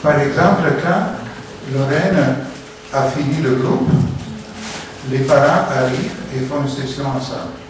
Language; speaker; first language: Spanish; non-native, learner; Italian